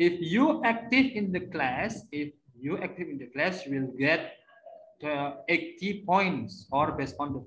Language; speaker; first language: English; non-native, learner; Indonesian